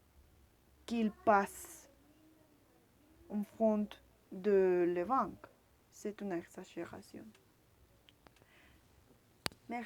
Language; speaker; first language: French; non-native, learner; Spanish